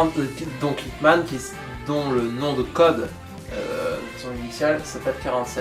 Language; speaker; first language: French; native; French